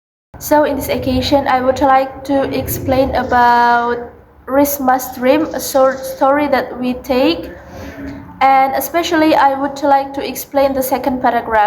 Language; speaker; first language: English; non-native, learner; Indonesian